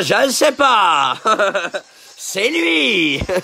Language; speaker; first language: French; native; French